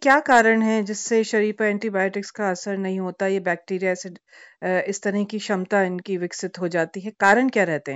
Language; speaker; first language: Hindi; native; Hindi